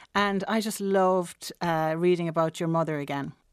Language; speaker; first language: English; native; English